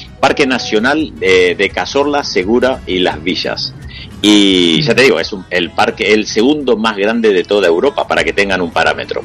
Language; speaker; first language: Spanish; native; Spanish